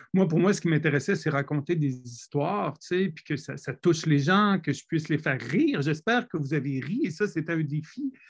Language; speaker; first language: French; native; French